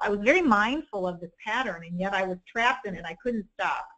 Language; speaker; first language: English; native; English